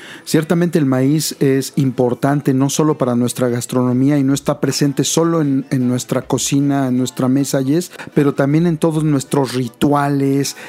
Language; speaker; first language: Spanish; native; Spanish